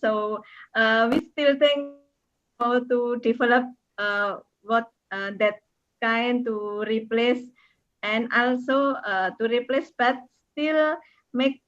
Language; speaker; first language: English; non-native, learner; Indonesian